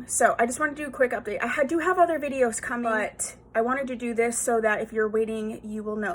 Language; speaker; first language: English; native; English